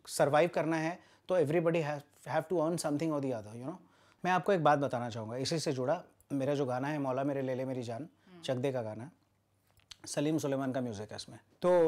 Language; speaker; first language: Hindi; native; Hindi